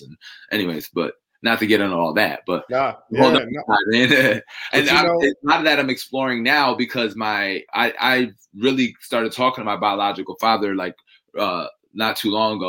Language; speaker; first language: English; native; English